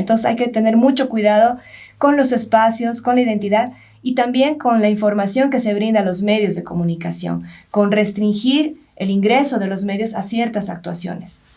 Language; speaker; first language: Spanish; native; Spanish